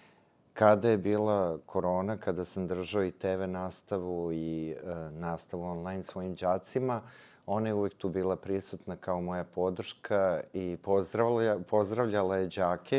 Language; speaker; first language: Serbian; native; Serbian